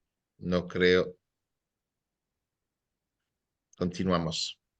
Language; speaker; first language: Spanish; native; Spanish